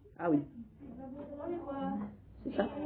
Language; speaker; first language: French; non-native, learner; English